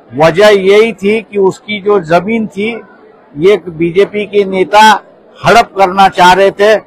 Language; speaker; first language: Hindi; non-native, local second language; Marathi